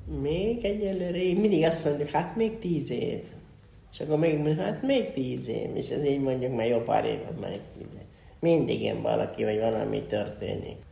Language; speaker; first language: Hungarian; early bilingual, heritage; Hungarian